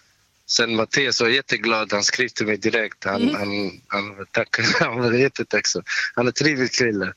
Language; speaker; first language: Swedish; non-native, learner; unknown